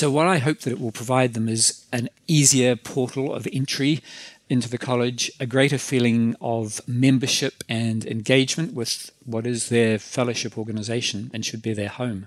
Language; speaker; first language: English; native; English